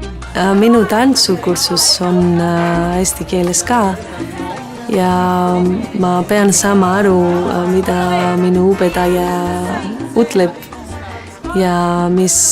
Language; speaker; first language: Estonian; non-native, learner; Greek